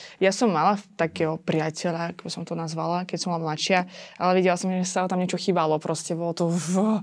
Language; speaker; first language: Slovak; non-native, fluent; Azerbaijani